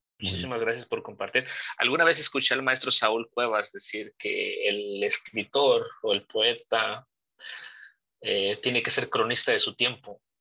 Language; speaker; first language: Spanish; native; Spanish